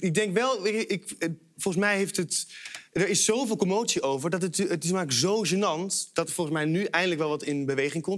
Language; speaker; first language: Dutch; native; Dutch